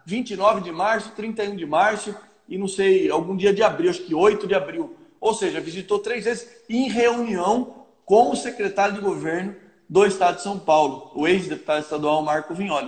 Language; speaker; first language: Portuguese; native; Portuguese